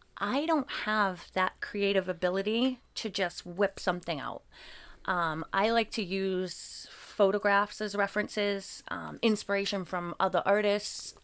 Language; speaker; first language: English; native; English